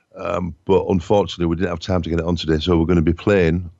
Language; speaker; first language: English; native; English